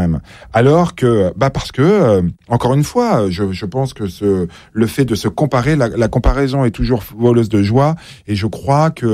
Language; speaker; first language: French; native; French